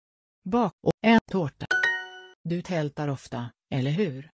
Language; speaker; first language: Swedish; non-native, learner; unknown